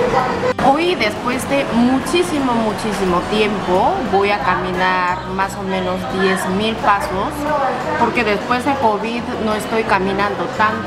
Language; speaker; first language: Spanish; non-native, learner; Korean